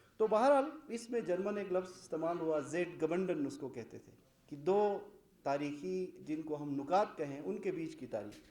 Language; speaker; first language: Urdu; non-native, local second language; Shina